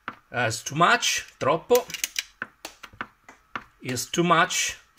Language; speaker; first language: English; non-native, learner; Italian